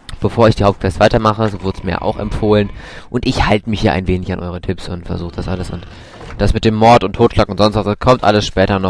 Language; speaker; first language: German; native; German